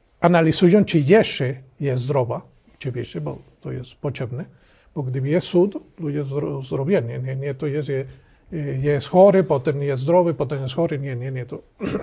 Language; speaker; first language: Polish; non-native, learner; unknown